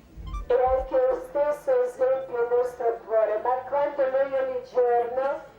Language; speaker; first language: Italian; non-native, learner; Croatian